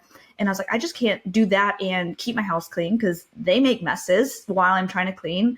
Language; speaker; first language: English; native; English